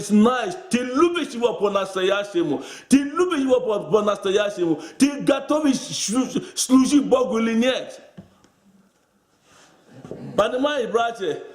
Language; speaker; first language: Russian; non-native, learner; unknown